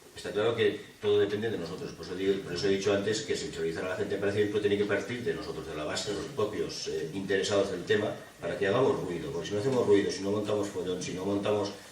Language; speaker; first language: Spanish; non-native, local second language; Catalan